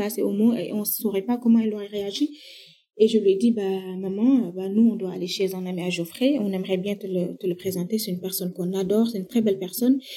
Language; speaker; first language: French; non-native, local second language; Wolof